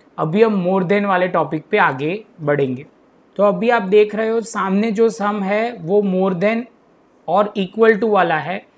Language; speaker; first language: Hindi; non-native, local second language; Gujarati